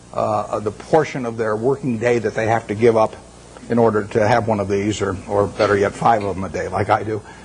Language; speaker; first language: English; native; English